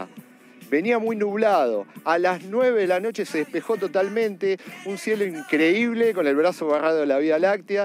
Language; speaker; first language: Spanish; native; Spanish